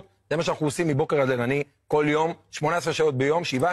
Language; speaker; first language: Hebrew; native; Hebrew